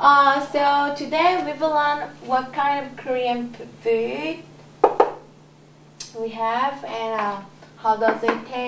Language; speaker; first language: English; non-native, learner; Korean